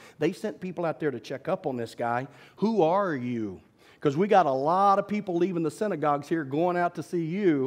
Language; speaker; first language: English; native; English